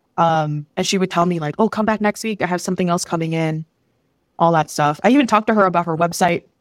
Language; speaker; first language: English; early bilingual, other home language; Filipino